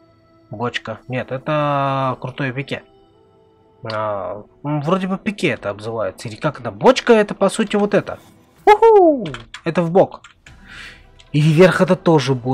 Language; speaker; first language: Russian; native; Russian